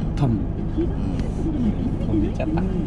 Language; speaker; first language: Japanese; non-native, learner; Vietnamese